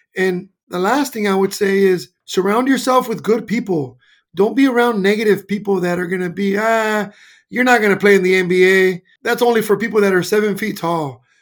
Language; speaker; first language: English; native; English